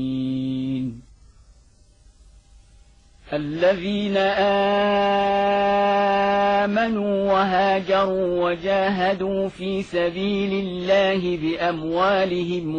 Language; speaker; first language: Arabic; native; Arabic